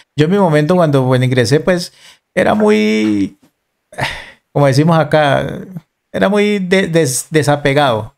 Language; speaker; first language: Spanish; native; Spanish